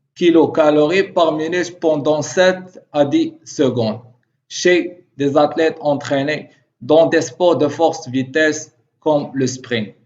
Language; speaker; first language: French; non-native, local second language; Arabic